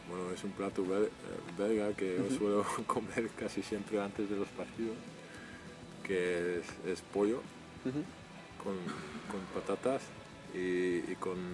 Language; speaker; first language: Spanish; non-native, fluent; Dutch